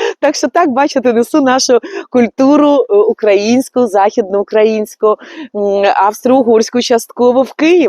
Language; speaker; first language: Ukrainian; native; Ukrainian